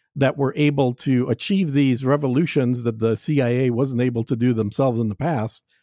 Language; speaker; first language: English; native; English